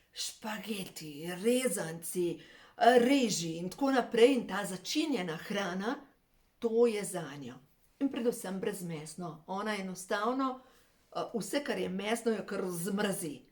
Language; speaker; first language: Slovenian; native; Slovenian